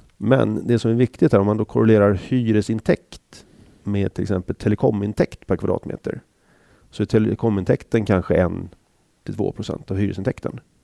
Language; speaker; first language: Swedish; native; Swedish